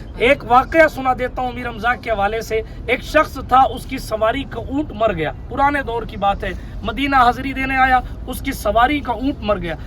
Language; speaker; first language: Urdu; native; Urdu